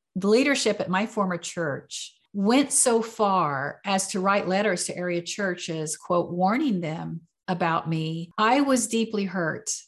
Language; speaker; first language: English; native; English